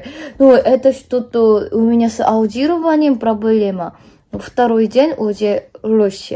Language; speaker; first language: Russian; non-native, fluent; Korean